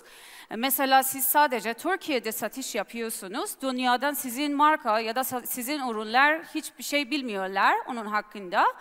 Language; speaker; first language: Turkish; non-native, learner; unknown